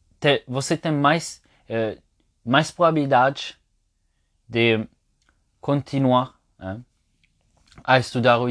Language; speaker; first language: Portuguese; non-native, fluent; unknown